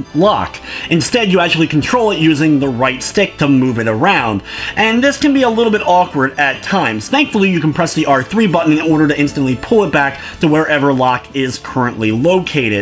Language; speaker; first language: English; native; English